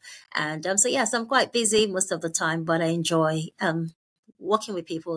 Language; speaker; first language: English; non-native, local second language; Yoruba